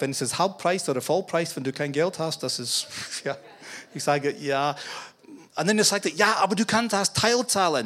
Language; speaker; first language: German; non-native, fluent; English